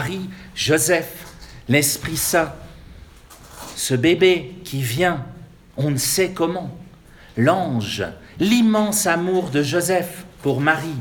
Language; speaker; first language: French; native; French